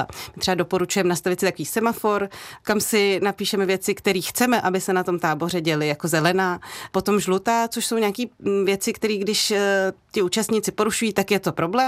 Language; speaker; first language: Czech; native; Czech